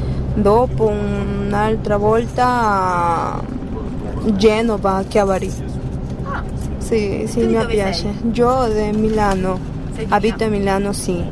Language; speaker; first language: Italian; non-native, learner; Spanish